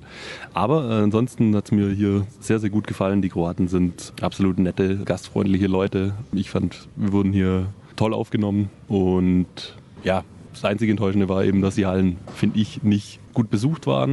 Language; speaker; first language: German; native; German